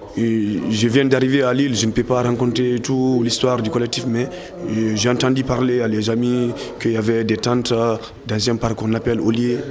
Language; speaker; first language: French; non-native, local second language; Fula